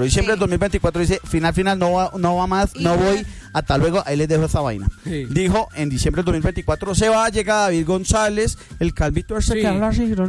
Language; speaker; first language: Spanish; native; Spanish